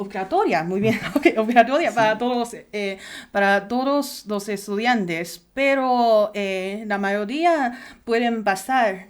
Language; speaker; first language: Spanish; non-native, learner; Chinese